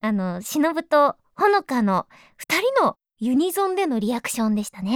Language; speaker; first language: Japanese; native; Japanese